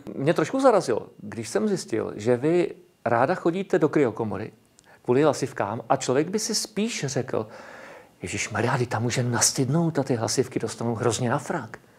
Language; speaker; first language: Czech; native; Czech